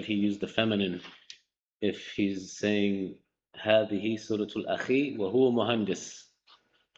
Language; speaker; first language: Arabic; non-native, learner; English